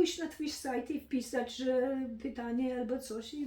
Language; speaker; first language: Polish; early bilingual, heritage; Polish